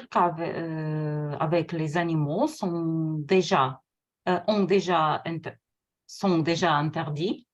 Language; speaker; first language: French; non-native, fluent; Russian